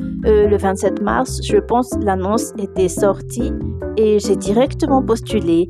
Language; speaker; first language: French; non-native, local second language; Malagasy